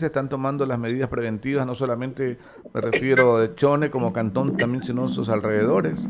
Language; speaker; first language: Spanish; native; Spanish